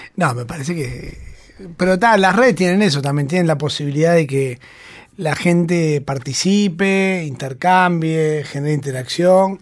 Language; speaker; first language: Spanish; native; Spanish